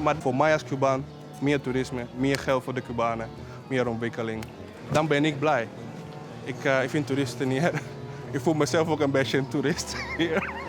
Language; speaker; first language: Dutch; early bilingual, other home language; Spanish